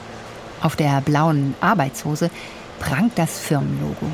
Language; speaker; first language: German; native; German